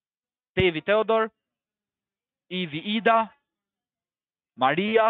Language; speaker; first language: German; non-native, fluent; Albanian